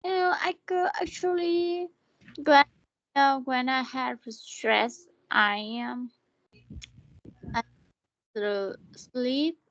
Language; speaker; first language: English; non-native, learner; Vietnamese